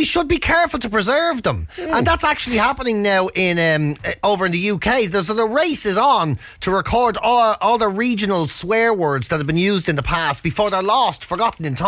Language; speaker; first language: English; native; English